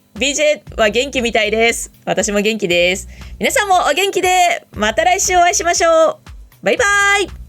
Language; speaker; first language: Japanese; native; Japanese